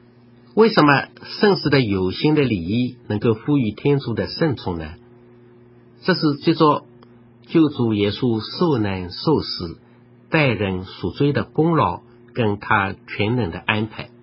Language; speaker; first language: Chinese; native; Chinese